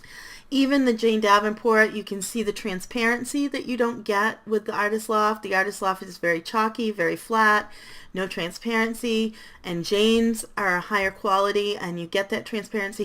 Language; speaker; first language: English; native; English